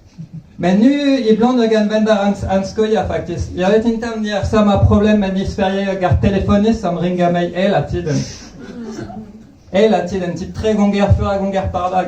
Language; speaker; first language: Swedish; non-native, fluent; French